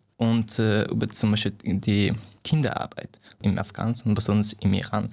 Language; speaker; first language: German; non-native, fluent; Persian